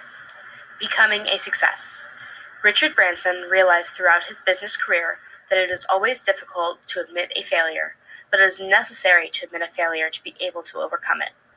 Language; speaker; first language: English; native; English